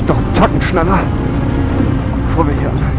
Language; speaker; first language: German; native; German